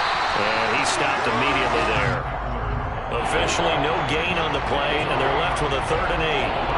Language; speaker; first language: English; native; English